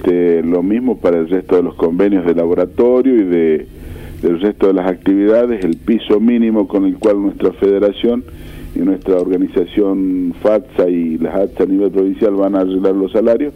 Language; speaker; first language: Spanish; native; Spanish